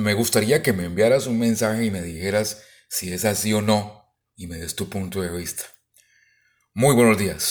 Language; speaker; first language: Spanish; native; Spanish